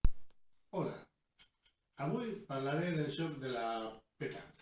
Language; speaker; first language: Catalan; non-native, learner; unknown